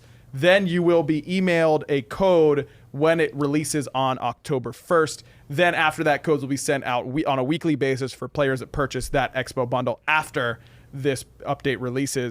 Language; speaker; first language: English; native; English